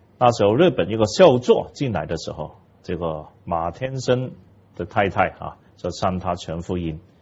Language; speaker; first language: Chinese; non-native, local second language; Cantonese